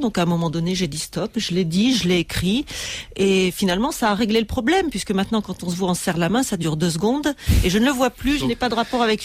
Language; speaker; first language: French; native; French